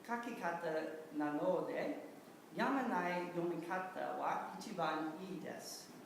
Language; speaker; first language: Japanese; non-native, learner; English